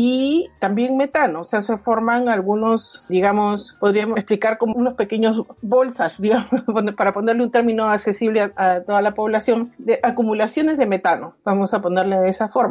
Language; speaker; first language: Spanish; native; Spanish